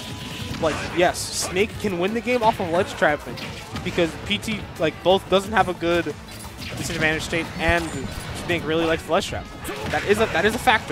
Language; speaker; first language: English; native; English